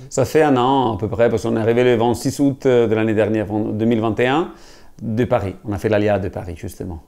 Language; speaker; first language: French; non-native, fluent; Italian